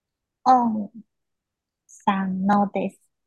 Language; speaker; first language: Japanese; non-native, learner; Chinese